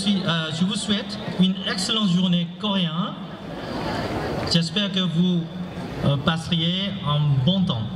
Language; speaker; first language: French; non-native, fluent; Korean